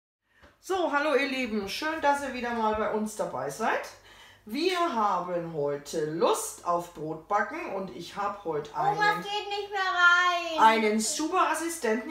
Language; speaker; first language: German; native; German